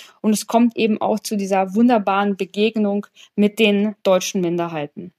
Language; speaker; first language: German; early bilingual, other home language; Polish